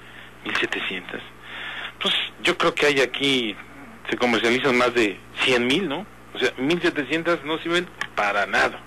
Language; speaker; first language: Spanish; native; Spanish